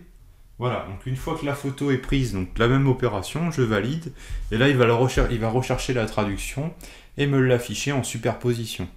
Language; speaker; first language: French; native; French